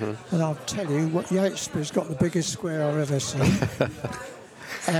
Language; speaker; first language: English; native; English